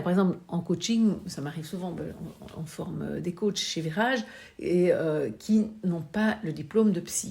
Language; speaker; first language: French; native; French